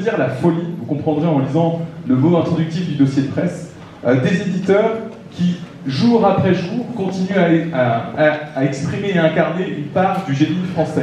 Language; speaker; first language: French; native; French